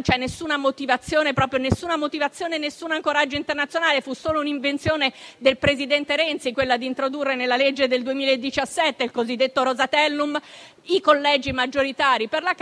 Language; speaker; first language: Italian; native; Italian